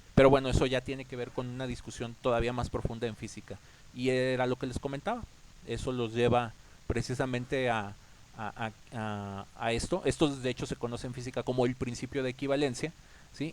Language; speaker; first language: Spanish; native; Spanish